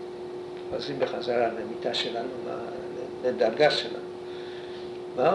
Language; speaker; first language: Hebrew; non-native, fluent; Polish